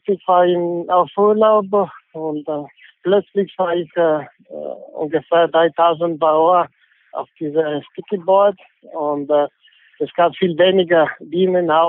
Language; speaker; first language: German; non-native, fluent; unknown